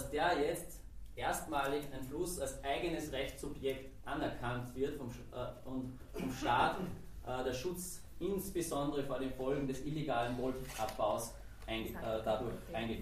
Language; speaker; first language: German; native; German